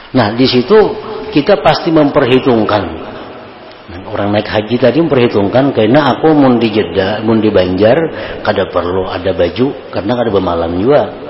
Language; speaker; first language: Indonesian; non-native, local second language; Banjar